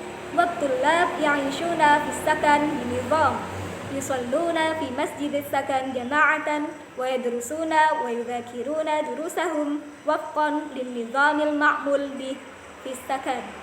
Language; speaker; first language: Arabic; non-native, fluent; Indonesian